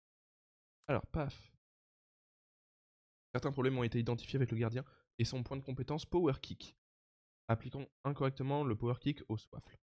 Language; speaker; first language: French; native; French